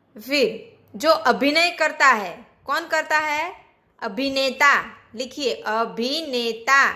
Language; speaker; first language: Hindi; non-native, local second language; Gujarati